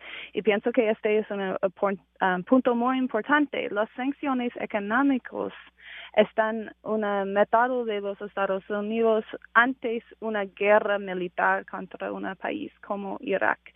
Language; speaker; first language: Spanish; non-native, fluent; English